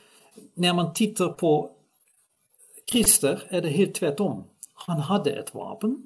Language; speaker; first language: Swedish; non-native, fluent; Dutch